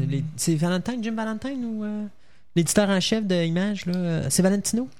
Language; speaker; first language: French; native; French